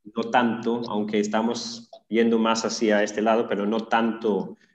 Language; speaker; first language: Spanish; non-native, fluent; English